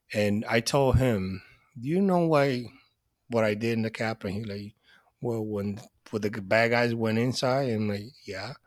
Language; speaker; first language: English; early bilingual, other home language; Spanish